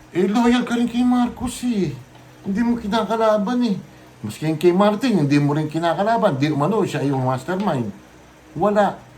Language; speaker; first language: Filipino; non-native, local second language; Bikol